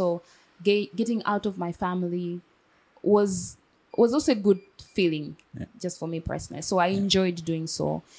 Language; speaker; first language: English; non-native, local second language; Swahili